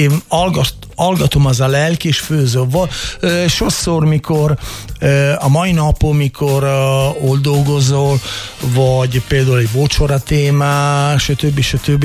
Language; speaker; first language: Hungarian; non-native, learner; Italian